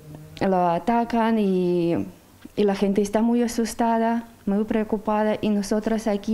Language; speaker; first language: Spanish; non-native, fluent; Ukrainian